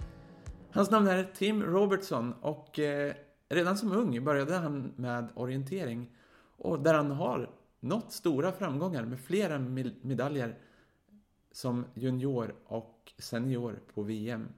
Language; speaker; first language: Swedish; native; Swedish